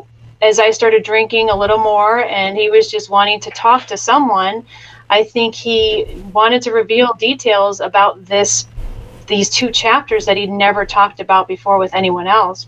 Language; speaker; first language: English; native; English